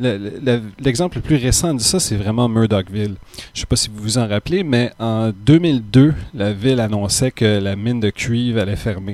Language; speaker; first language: French; native; French